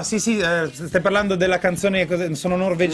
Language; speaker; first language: Italian; native; Italian